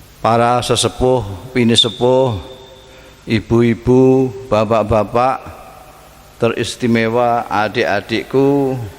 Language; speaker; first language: Indonesian; non-native, local second language; Javanese